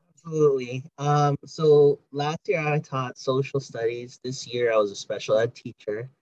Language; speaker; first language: English; early bilingual, other home language; Spanish